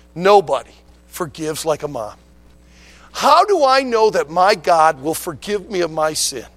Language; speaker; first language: English; native; English